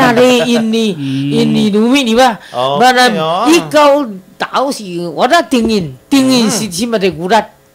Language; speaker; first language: Filipino; non-native, learner; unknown